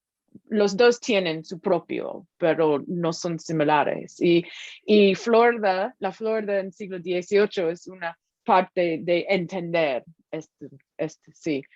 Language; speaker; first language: Spanish; non-native, fluent; English